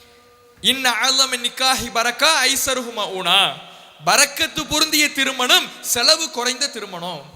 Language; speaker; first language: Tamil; native; Tamil